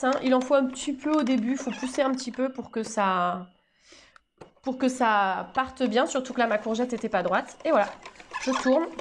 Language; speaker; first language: French; native; French